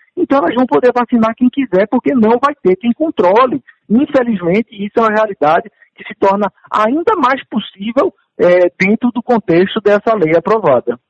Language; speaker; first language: Portuguese; native; Portuguese